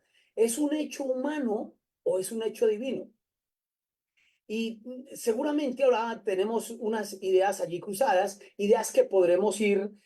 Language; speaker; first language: Spanish; native; Spanish